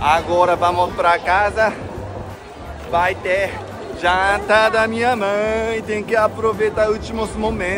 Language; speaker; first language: Portuguese; non-native, fluent; Japanese